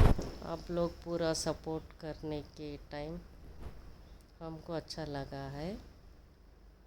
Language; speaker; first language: Hindi; non-native, local second language; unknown